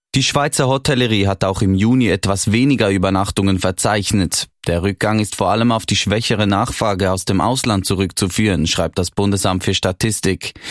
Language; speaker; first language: German; native; German